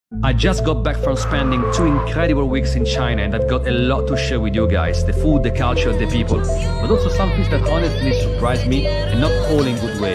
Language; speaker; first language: English; non-native, fluent; Italian